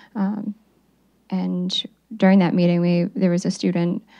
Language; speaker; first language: English; native; English